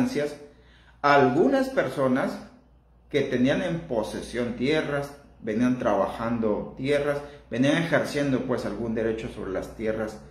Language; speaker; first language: Spanish; native; Spanish